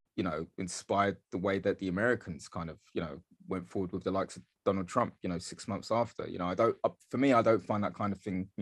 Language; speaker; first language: English; native; English